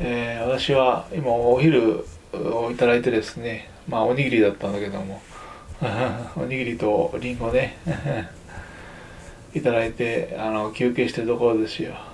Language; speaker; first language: Japanese; native; Japanese